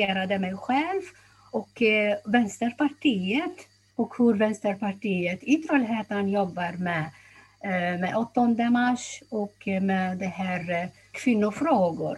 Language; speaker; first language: Swedish; non-native, fluent; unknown